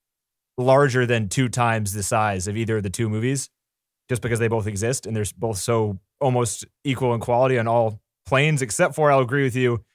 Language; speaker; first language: English; native; English